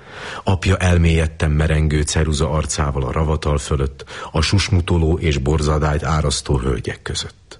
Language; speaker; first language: Hungarian; native; Hungarian